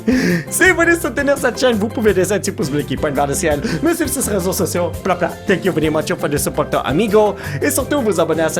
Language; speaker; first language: French; native; French